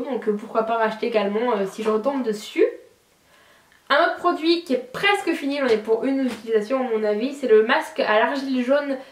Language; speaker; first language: French; native; French